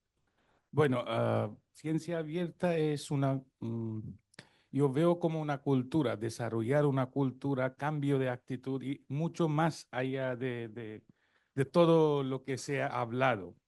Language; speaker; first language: Spanish; non-native, fluent; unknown